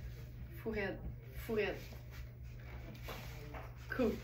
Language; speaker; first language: French; native; French